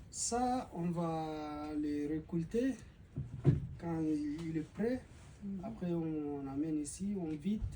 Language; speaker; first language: French; non-native, learner; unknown